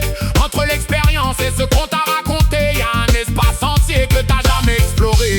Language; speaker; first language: French; native; French